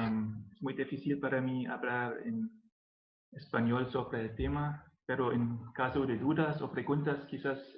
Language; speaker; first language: Spanish; non-native, learner; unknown